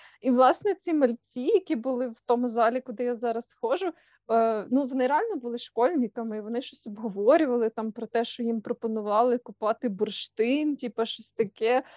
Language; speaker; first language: Ukrainian; non-native, local second language; Russian